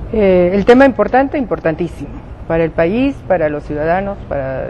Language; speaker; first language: Spanish; native; Spanish